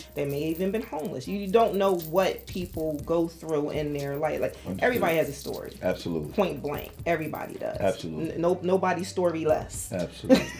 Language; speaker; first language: English; native; English